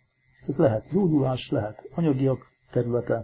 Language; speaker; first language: Hungarian; native; Hungarian